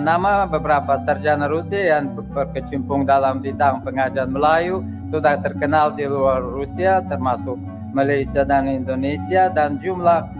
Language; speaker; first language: Indonesian; non-native, fluent; Russian